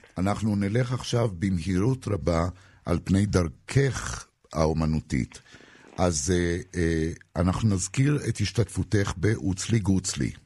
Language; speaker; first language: Hebrew; native; Hebrew